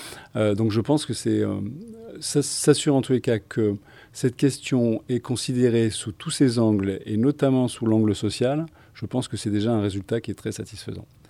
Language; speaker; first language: French; native; French